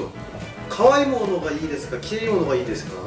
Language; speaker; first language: Japanese; non-native, learner; Korean